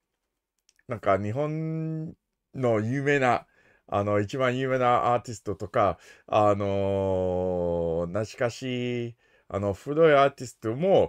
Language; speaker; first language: Japanese; non-native, learner; English